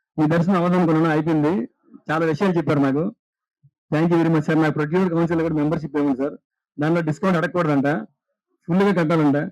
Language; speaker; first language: Telugu; native; Telugu